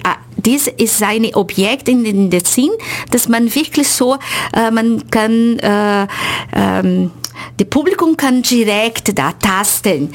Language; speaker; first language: German; non-native, fluent; Portuguese